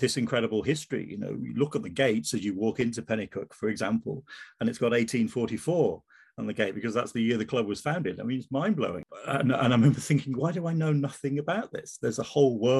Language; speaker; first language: English; native; English